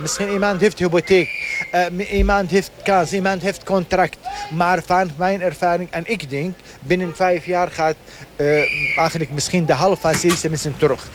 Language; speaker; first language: Dutch; non-native, learner; Arabic